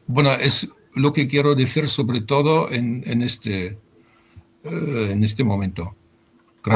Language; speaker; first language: Spanish; non-native, fluent; German